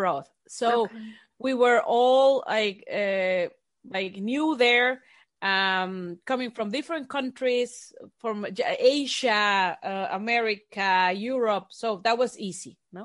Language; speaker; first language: English; non-native, fluent; Spanish